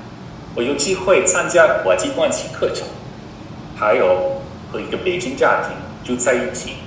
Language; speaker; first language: Chinese; non-native, fluent; English